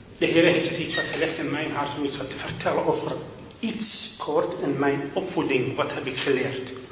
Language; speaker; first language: Dutch; non-native, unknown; Arabic